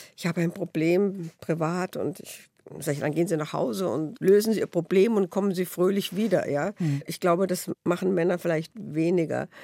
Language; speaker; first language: German; native; German